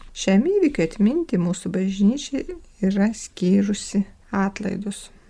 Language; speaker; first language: Lithuanian; native; Lithuanian